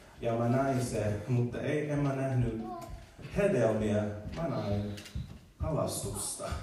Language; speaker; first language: Finnish; non-native, learner; English